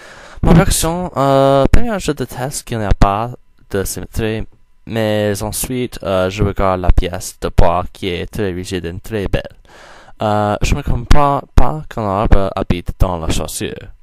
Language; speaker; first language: French; non-native, learner; English